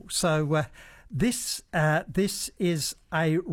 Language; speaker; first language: English; native; English